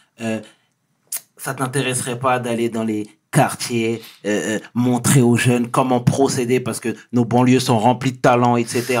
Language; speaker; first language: French; early bilingual, other home language; Wolof